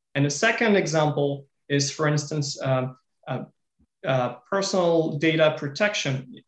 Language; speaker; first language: English; non-native, fluent; French